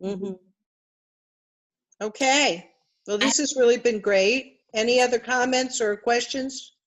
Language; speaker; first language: English; native; English